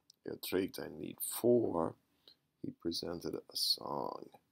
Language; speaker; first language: German; non-native, fluent; English